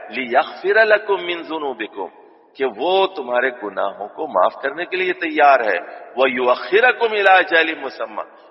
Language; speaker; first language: Urdu; native; Urdu